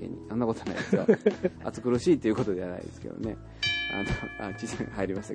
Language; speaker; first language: Japanese; native; Japanese